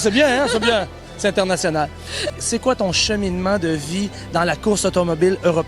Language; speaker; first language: French; native; French